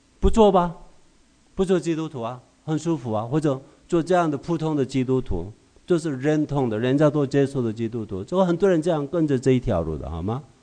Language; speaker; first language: Chinese; non-native, fluent; Korean